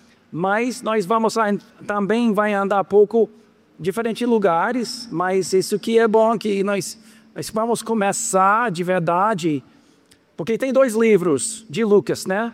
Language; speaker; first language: Portuguese; non-native, fluent; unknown